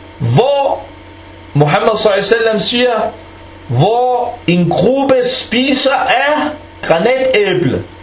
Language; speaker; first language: Danish; early bilingual, other home language; Arabic